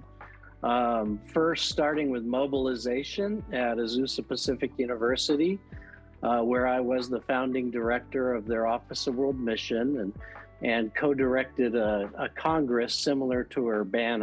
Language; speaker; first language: English; native; English